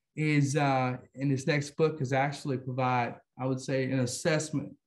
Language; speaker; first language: English; native; English